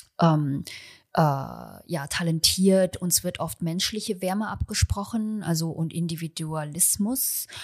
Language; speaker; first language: German; early bilingual, other home language; Chinese